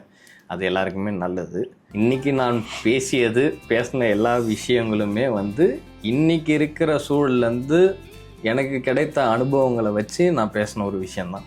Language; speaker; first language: Tamil; native; Tamil